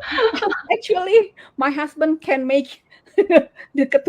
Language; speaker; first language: English; non-native, learner; Indonesian